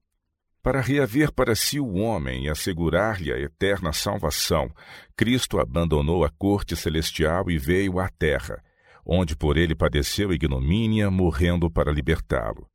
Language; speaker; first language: Portuguese; native; Portuguese